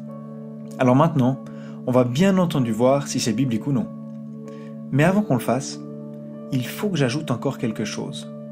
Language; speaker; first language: French; native; French